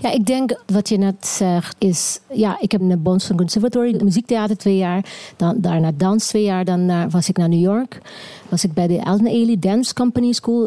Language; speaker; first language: Dutch; non-native, local second language; Papiamento